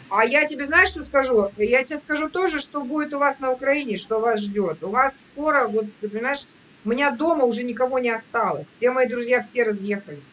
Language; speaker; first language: Russian; native; Russian